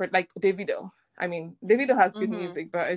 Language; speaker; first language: English; non-native, local second language; Igbo